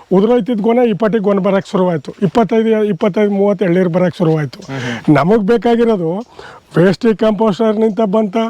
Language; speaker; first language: Kannada; native; Kannada